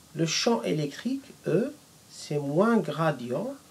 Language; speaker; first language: French; non-native, local second language; Arabic